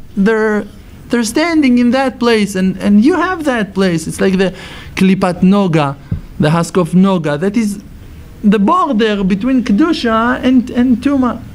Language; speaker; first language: English; non-native, fluent; Hebrew